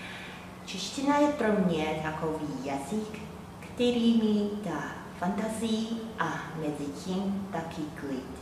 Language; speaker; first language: Czech; non-native, fluent; Chinese